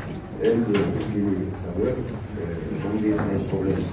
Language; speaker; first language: Spanish; non-native, learner; Arabic